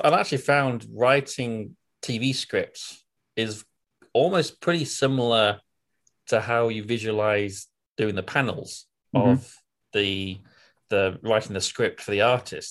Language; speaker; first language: English; native; English